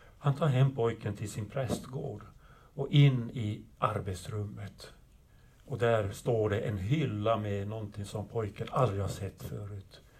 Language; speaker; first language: Swedish; native; Swedish